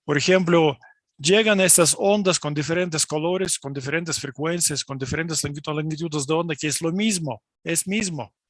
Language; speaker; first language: Spanish; non-native, fluent; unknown